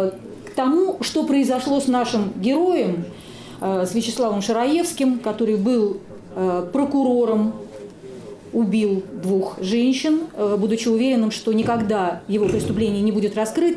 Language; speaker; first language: Russian; native; Russian